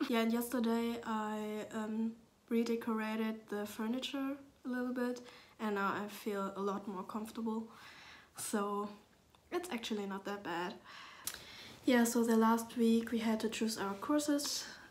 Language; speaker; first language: English; non-native, fluent; German